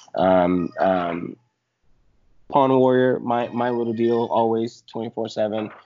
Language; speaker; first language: English; early bilingual, other home language; Spanish